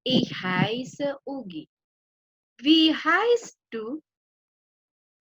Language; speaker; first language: German; non-native, fluent; Indonesian